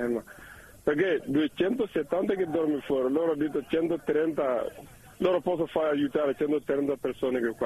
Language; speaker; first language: Italian; non-native, learner; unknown